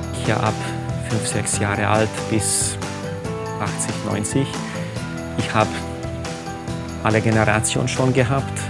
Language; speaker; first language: German; non-native, fluent; Hungarian